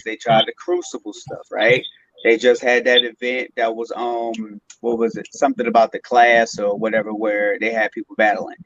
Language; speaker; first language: English; native; English